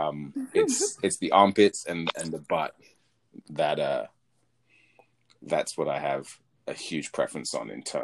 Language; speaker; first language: English; native; English